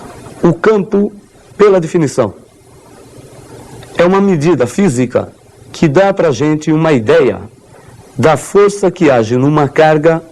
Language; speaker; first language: Portuguese; native; Portuguese